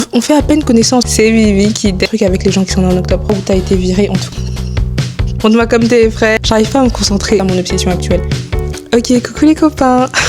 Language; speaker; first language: French; early bilingual, other home language; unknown